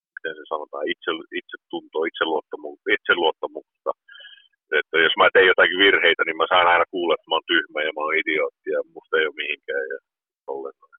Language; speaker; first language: Finnish; early bilingual, heritage; Finnish